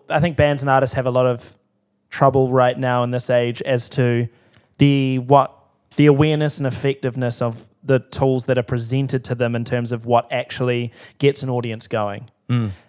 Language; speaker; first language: English; native; English